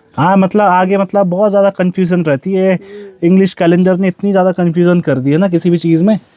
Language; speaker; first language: Hindi; native; Hindi